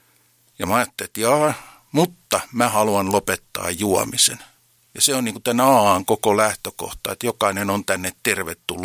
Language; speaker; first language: Finnish; native; Finnish